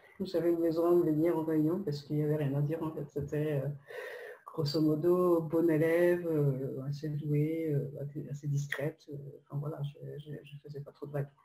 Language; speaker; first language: French; non-native, fluent; Polish